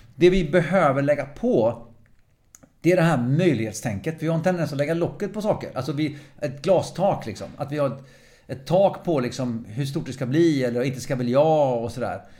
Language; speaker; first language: Swedish; early bilingual, other home language; English